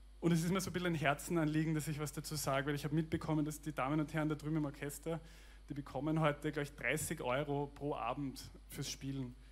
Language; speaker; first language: German; native; German